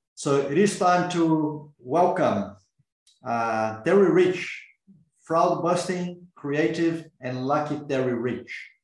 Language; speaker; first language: English; non-native, fluent; Portuguese